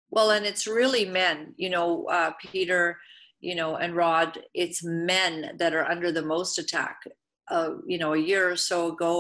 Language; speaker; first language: English; native; English